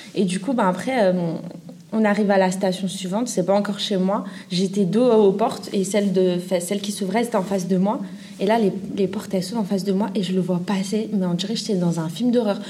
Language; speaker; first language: French; native; French